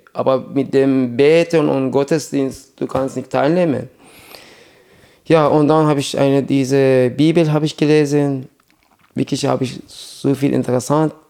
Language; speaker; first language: German; non-native, learner; Persian